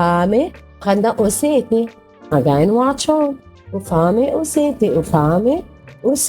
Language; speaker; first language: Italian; non-native, learner; Arabic